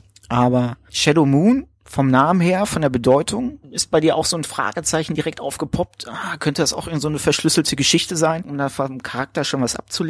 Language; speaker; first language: German; native; German